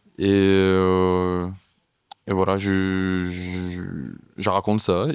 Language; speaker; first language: French; non-native, fluent; Russian